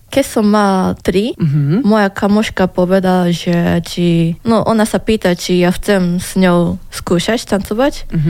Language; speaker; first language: Slovak; non-native, learner; Japanese